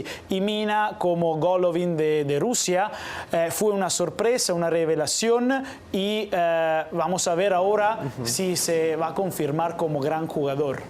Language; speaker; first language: Spanish; non-native, fluent; Italian